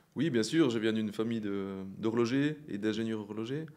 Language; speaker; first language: French; native; French